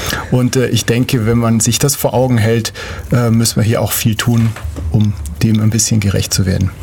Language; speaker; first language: German; native; German